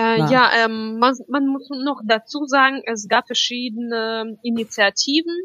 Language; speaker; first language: German; non-native, fluent; Russian